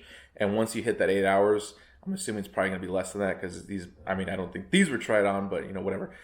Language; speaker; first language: English; native; English